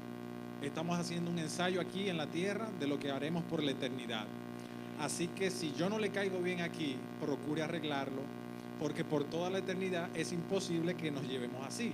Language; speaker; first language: Spanish; native; Spanish